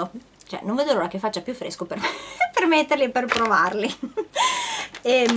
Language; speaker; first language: Italian; native; Italian